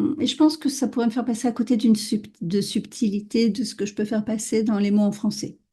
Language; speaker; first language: French; native; French